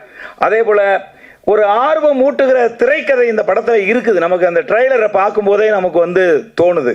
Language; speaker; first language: Tamil; native; Tamil